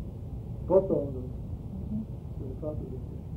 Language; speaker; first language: Swedish; early bilingual, heritage; Swedish